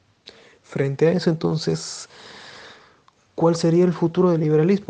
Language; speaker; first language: Spanish; native; Spanish